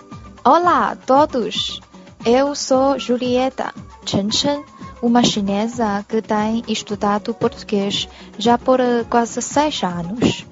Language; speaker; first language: Portuguese; non-native, fluent; Chinese